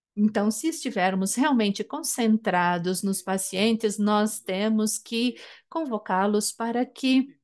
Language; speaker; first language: Portuguese; non-native, fluent; German